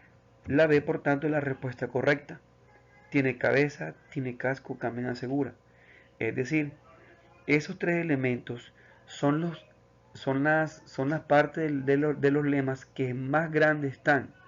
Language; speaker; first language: Spanish; native; Spanish